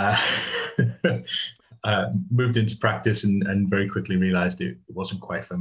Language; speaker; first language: English; native; English